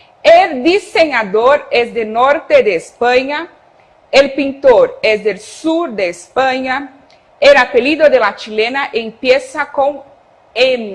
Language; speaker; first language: Spanish; non-native, fluent; Portuguese